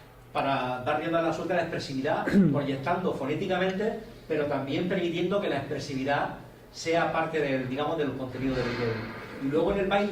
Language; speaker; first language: Spanish; native; Spanish